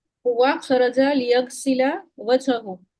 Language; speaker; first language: Arabic; non-native, learner; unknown